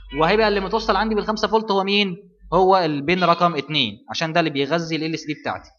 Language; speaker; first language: Arabic; native; Arabic